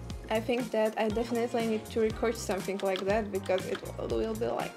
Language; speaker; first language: English; non-native, fluent; Polish